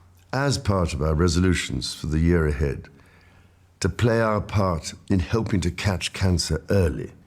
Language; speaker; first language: English; native; English